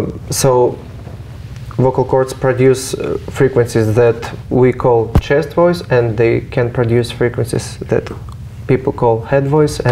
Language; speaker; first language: English; non-native, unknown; Russian